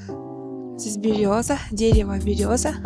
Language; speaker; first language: Russian; non-native, local second language; Kazakh